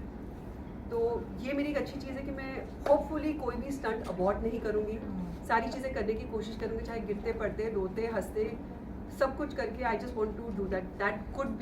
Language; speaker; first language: Hindi; native; Hindi